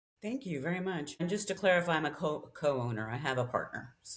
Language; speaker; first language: English; native; English